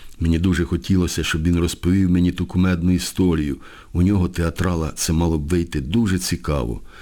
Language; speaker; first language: Ukrainian; native; Ukrainian